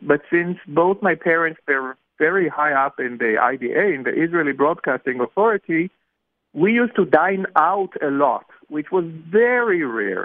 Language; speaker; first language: English; non-native, fluent; Hebrew